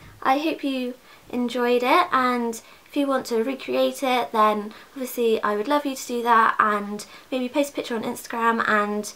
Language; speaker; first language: English; native; English